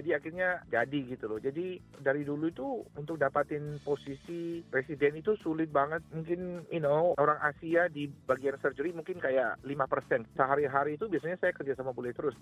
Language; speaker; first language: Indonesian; native; Indonesian